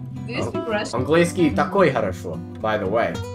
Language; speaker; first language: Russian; non-native, learner; English